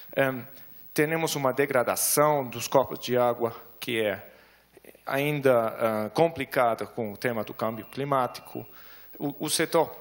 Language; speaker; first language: Portuguese; non-native, fluent; German